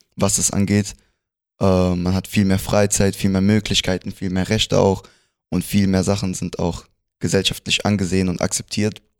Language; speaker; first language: German; early bilingual, other home language; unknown